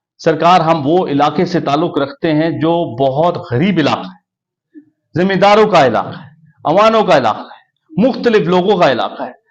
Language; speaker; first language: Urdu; non-native, local second language; Punjabi